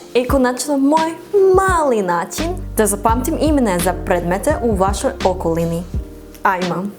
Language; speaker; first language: Serbian; non-native, learner; English